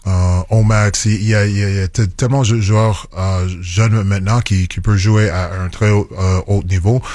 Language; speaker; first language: French; non-native, local second language; English